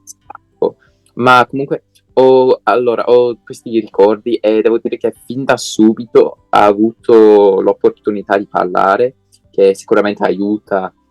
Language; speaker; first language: Italian; non-native, fluent; English